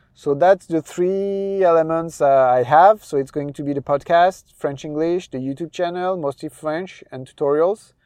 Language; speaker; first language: English; non-native, fluent; French